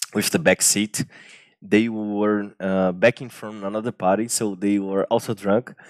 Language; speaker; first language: English; non-native, fluent; Portuguese